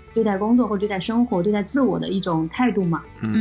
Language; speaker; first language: Chinese; native; Chinese